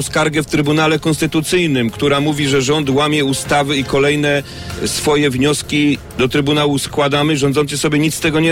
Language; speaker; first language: Polish; native; Polish